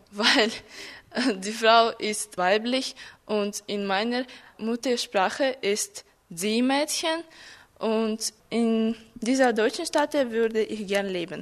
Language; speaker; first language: German; non-native, fluent; Russian